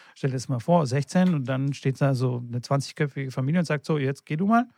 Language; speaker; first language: German; native; German